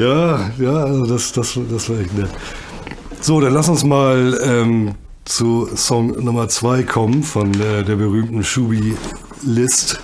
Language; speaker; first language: German; native; German